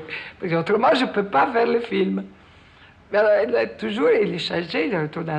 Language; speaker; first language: French; non-native, fluent; Italian